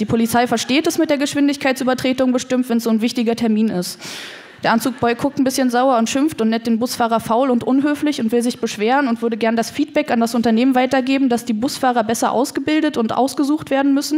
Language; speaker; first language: German; native; German